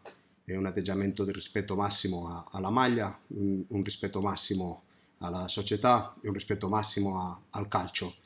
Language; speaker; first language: Italian; non-native, fluent; Spanish